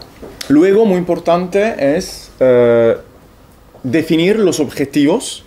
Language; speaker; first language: Spanish; non-native, fluent; Italian